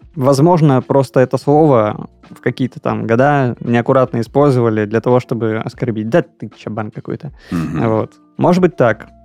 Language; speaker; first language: Russian; native; Russian